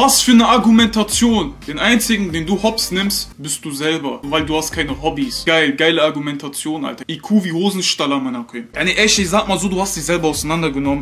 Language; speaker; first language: German; native; German